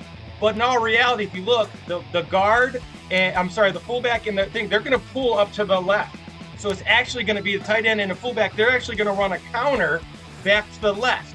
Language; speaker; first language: English; native; English